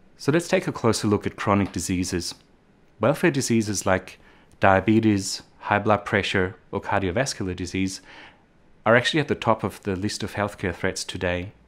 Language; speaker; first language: English; non-native, fluent; German